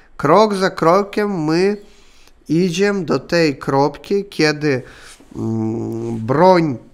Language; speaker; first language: Polish; non-native, learner; Russian